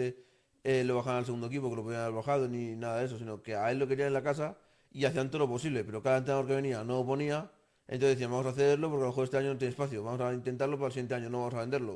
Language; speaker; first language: Spanish; native; Spanish